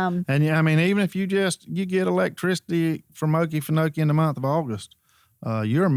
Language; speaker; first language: English; native; English